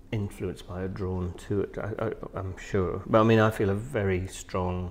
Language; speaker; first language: English; native; English